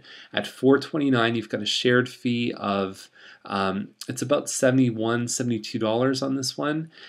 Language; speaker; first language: English; native; English